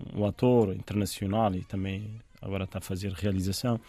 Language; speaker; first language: Portuguese; non-native, fluent; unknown